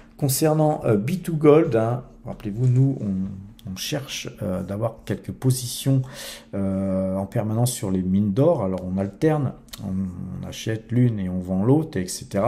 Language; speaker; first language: French; native; French